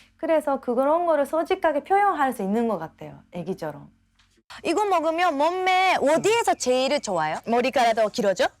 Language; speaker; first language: Korean; non-native, fluent; Japanese